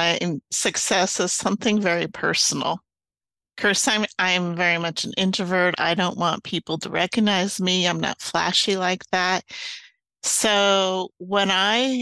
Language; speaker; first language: English; native; English